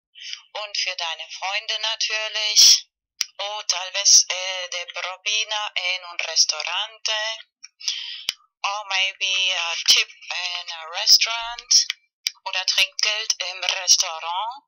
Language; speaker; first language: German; non-native, fluent; Spanish